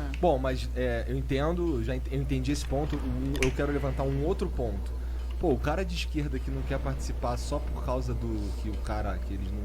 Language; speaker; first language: Portuguese; native; Portuguese